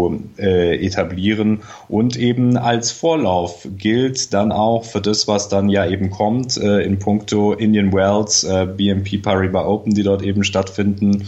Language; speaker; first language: German; native; German